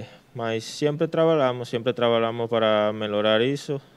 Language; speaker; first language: Portuguese; non-native, learner; Spanish